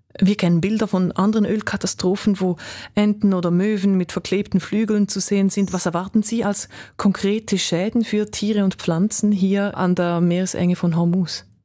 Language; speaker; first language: German; native; German